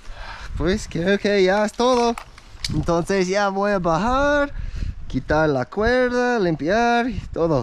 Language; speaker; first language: Spanish; non-native, learner; English